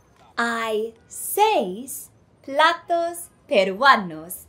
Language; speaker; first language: Spanish; non-native, fluent; English